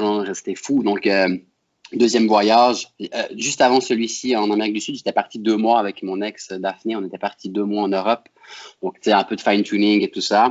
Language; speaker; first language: French; native; French